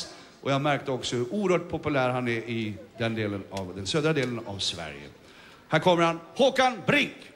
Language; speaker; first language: Swedish; native; Swedish